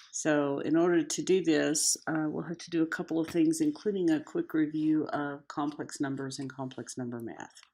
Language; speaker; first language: English; native; English